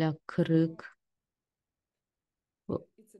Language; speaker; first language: Turkish; non-native, fluent; Russian